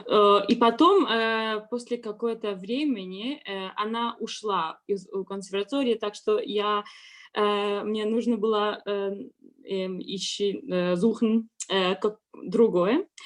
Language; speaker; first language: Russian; non-native, learner; Georgian